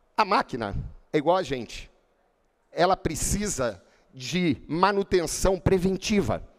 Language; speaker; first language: Portuguese; native; Portuguese